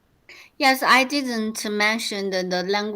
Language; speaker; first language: English; non-native, learner; Chinese